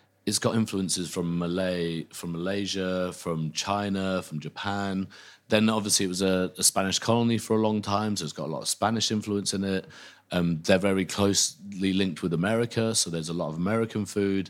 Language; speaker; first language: English; native; English